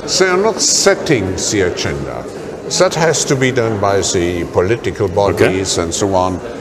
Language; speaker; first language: English; non-native, fluent; German